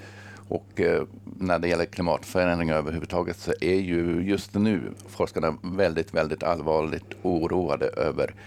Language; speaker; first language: Swedish; native; Swedish